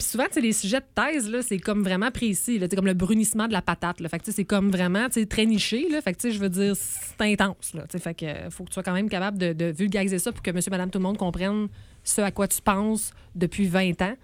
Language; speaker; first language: French; native; French